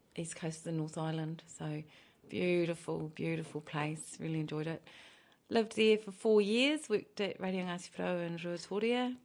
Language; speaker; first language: English; native; English